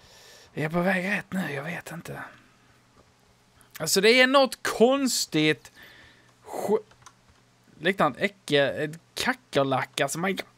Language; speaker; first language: Swedish; native; Swedish